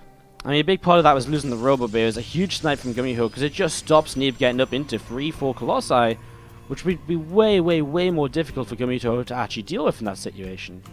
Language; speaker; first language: English; native; English